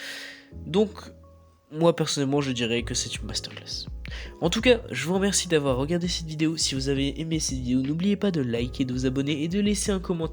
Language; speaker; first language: French; native; French